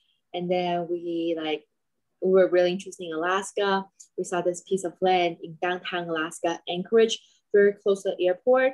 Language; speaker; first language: English; non-native, fluent; Chinese